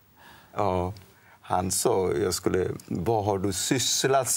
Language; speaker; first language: Swedish; non-native, fluent; Odia